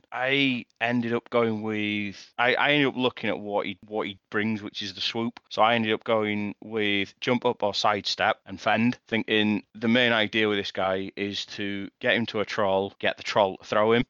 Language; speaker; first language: English; native; English